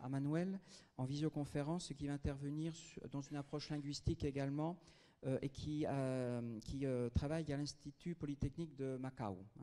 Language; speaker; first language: French; native; French